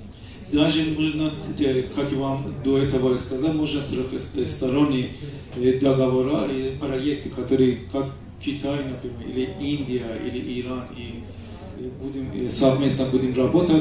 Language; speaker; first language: Russian; non-native, learner; Persian